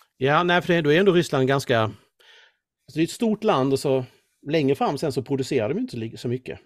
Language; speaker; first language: Swedish; native; Swedish